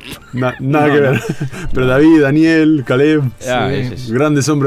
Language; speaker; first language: Spanish; native; Spanish